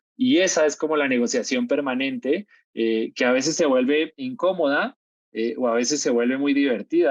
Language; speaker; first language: Spanish; native; Spanish